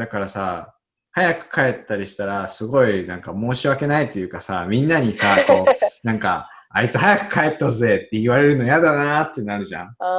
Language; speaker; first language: Japanese; native; Japanese